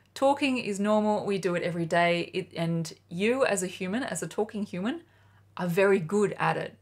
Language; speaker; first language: English; native; English